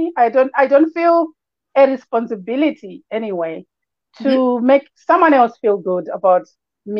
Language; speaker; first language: English; non-native, local second language; Shona